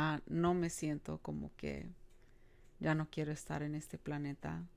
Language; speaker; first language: Spanish; early bilingual, other home language; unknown